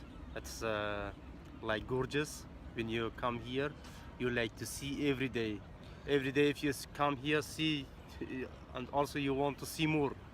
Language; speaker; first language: English; non-native, learner; Persian